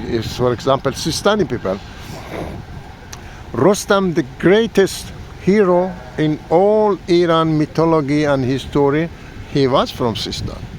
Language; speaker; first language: English; non-native, learner; Persian